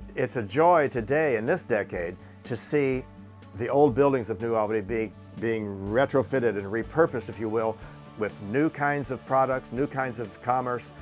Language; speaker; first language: English; native; English